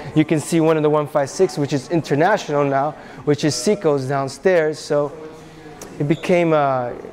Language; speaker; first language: English; native; English